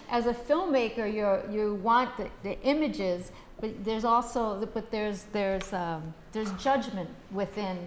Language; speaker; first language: English; native; English